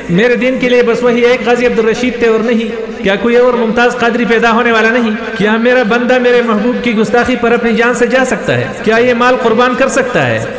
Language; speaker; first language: Urdu; non-native, local second language; Pashto